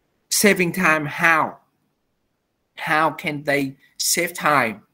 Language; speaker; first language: English; non-native, fluent; Vietnamese